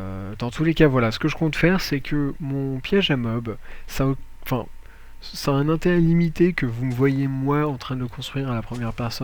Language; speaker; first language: French; native; French